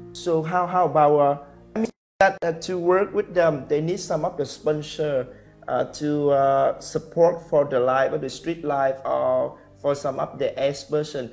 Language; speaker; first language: English; non-native, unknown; Vietnamese